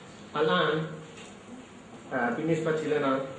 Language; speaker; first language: Arabic; non-native, fluent; English